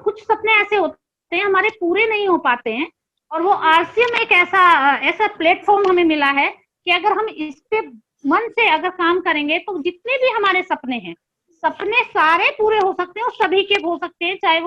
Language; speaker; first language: Hindi; native; Hindi